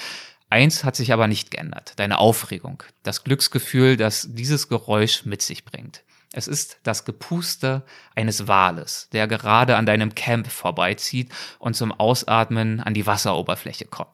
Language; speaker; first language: German; native; German